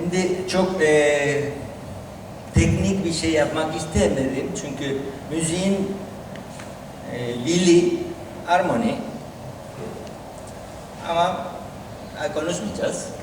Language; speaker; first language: Turkish; non-native, learner; Spanish